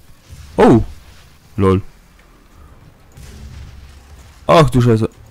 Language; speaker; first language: German; non-native, fluent; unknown